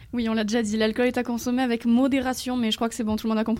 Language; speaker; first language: French; native; French